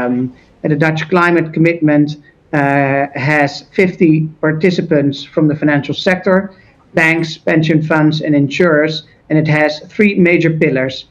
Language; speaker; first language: English; non-native, fluent; Dutch